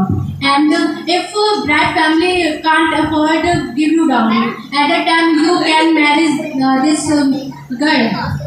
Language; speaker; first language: English; non-native, learner; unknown